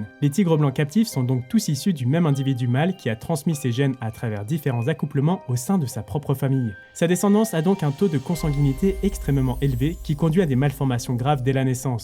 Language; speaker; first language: French; native; French